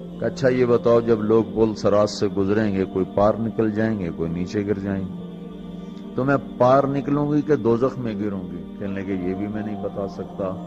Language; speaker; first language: Urdu; non-native, local second language; Punjabi